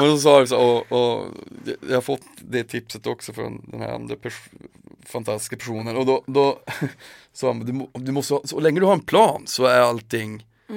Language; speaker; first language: Swedish; native; Swedish